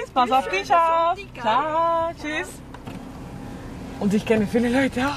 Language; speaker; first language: German; non-native, learner; Spanish